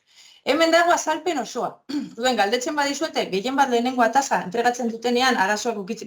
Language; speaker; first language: Basque; native; Basque